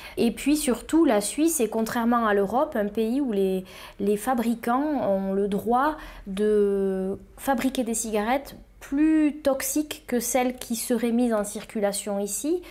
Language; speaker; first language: French; native; French